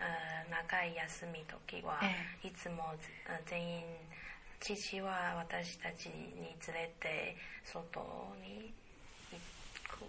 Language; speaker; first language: Japanese; non-native, learner; Chinese